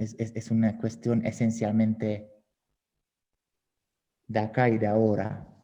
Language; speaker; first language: Spanish; non-native, fluent; Hungarian